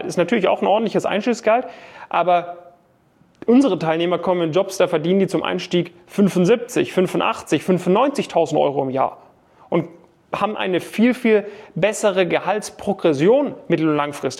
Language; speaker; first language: German; native; German